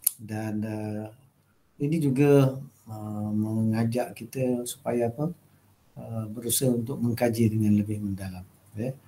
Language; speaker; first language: Malay; native; Malay